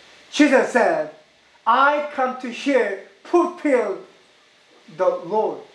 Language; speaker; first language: English; non-native, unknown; Korean